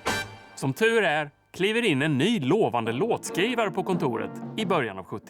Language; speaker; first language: Swedish; native; Swedish